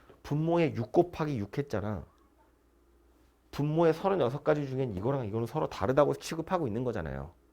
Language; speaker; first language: Korean; native; Korean